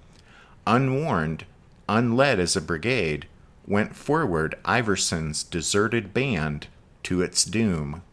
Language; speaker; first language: English; native; English